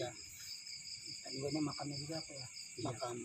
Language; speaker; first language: Indonesian; native; Indonesian